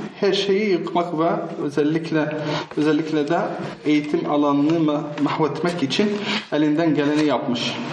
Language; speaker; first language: Turkish; non-native, fluent; Arabic